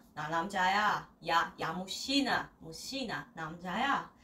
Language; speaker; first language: Korean; non-native, learner; Russian